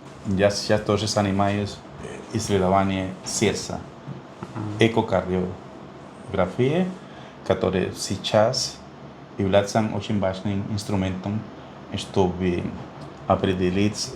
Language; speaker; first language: Russian; non-native, fluent; Spanish